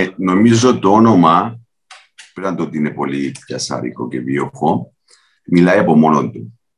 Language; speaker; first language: Greek; native; Greek